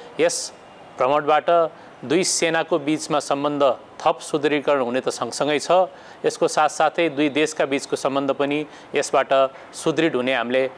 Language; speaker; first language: Nepali; native; Nepali